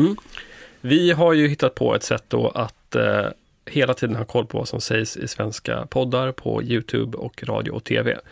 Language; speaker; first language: Swedish; native; Swedish